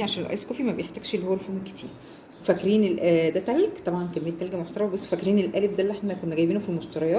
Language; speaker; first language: Arabic; native; Arabic